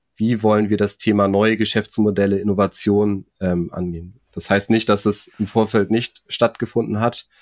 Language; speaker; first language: German; native; German